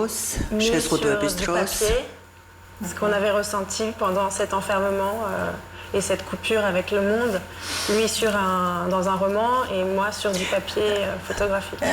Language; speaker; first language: French; non-native, fluent; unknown